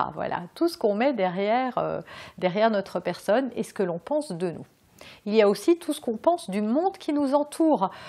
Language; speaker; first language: French; native; French